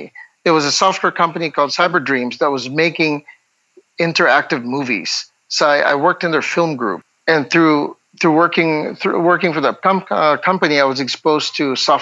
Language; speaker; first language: English; non-native, local second language; Hiligaynon